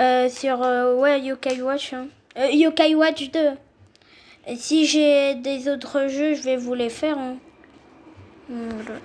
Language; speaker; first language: French; native; French